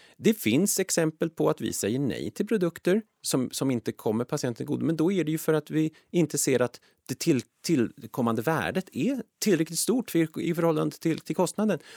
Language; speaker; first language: Swedish; native; Swedish